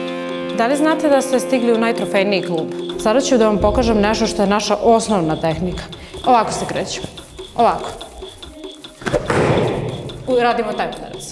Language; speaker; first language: Serbian; native; Serbian